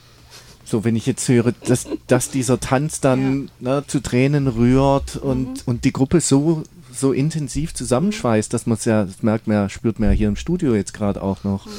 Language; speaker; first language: German; native; German